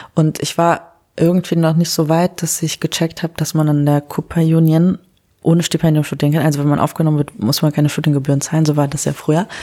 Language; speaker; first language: German; early bilingual, other home language; Kurdish